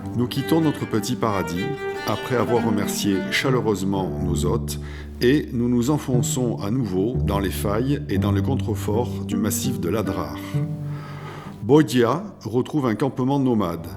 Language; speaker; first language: French; native; French